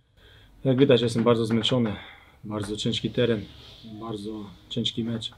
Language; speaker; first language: Polish; non-native, fluent; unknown